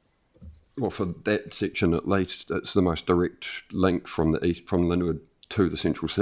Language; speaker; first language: English; native; English